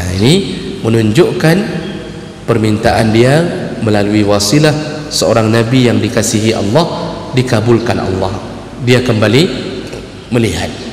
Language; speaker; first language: Malay; non-native, local second language; Achinese